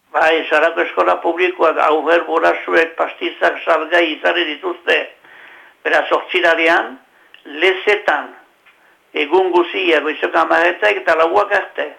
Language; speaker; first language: Basque; native; Basque